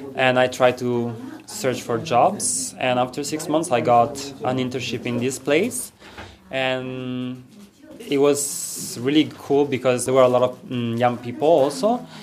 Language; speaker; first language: English; non-native, fluent; Italian